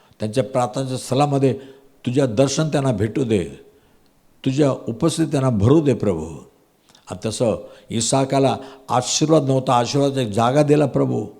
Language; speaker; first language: Marathi; non-native, local second language; Tamil